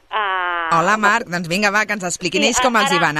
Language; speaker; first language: Catalan; native; Catalan